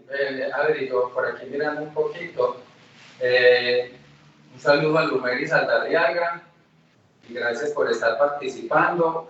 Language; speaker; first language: Spanish; native; Spanish